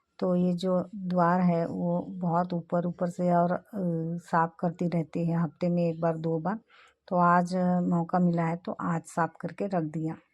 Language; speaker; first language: Hindi; non-native, local second language; Marathi